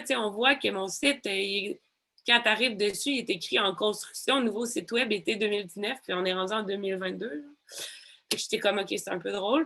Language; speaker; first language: French; native; French